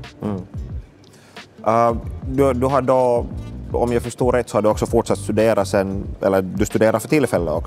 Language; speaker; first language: Swedish; native; Swedish